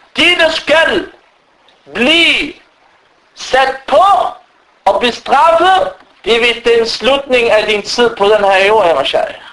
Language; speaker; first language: Danish; early bilingual, other home language; Arabic